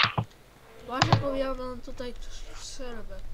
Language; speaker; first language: Polish; native; Polish